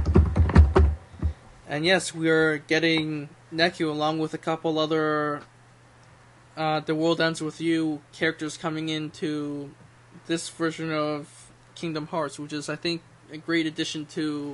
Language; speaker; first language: English; native; English